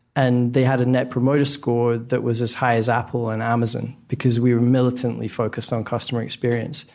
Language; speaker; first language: English; native; English